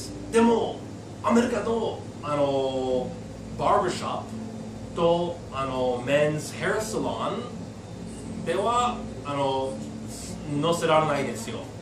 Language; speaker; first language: Japanese; non-native, fluent; English